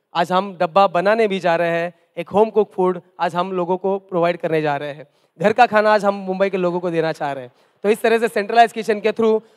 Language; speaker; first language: Hindi; non-native, local second language; Marathi